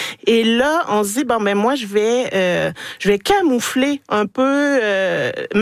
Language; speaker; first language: French; native; French